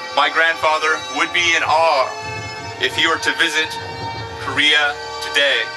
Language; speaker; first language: English; native; English